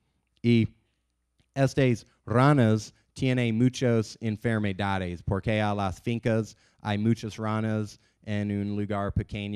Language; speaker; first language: Spanish; non-native, learner; English